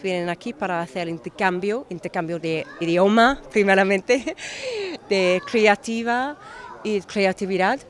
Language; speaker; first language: Spanish; non-native, fluent; English